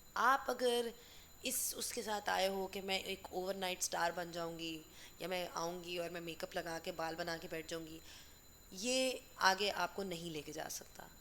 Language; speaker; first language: Urdu; native; Urdu